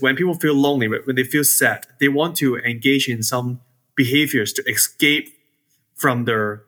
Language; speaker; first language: English; non-native, local second language; Cantonese